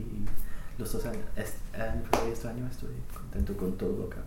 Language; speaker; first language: Spanish; non-native, fluent; English